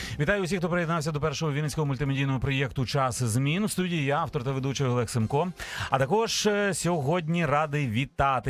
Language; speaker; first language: Ukrainian; native; Ukrainian